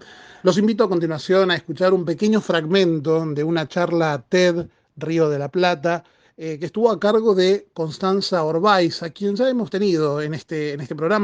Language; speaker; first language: Spanish; native; Spanish